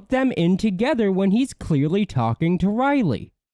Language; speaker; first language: English; native; English